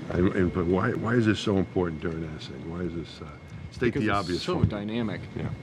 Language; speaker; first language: English; native; English